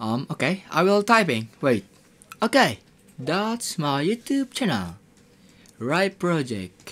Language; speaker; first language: English; non-native, learner; Indonesian